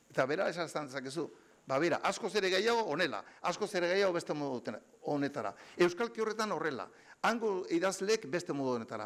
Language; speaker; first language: Basque; native; Basque